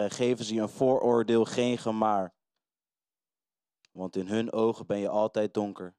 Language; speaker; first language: Dutch; native; Dutch